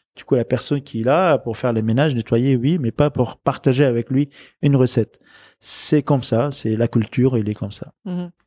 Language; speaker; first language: French; non-native, local second language; Arabic